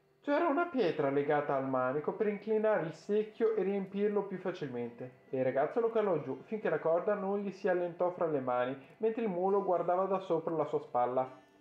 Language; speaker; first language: Italian; native; Italian